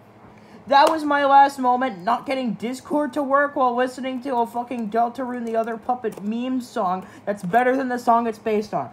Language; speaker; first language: English; native; English